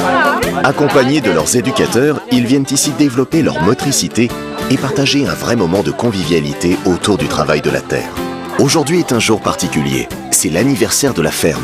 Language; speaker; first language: French; native; French